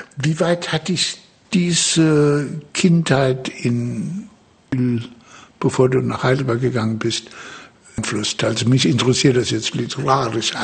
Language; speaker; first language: German; native; German